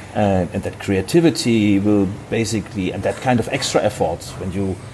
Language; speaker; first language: English; non-native, fluent; German